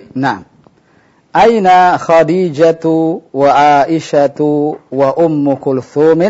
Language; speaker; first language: Arabic; non-native, fluent; Indonesian